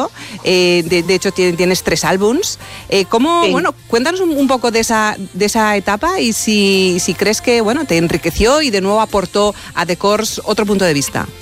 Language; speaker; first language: Spanish; native; Spanish